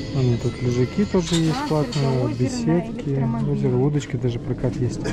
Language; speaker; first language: Russian; native; Russian